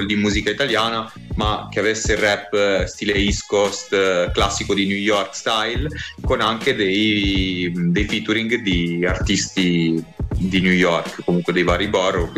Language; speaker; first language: Italian; native; Italian